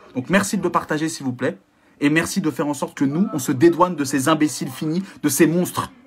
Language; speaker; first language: French; native; French